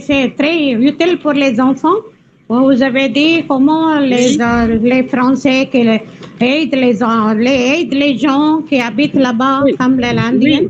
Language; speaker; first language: French; non-native, fluent; Tamil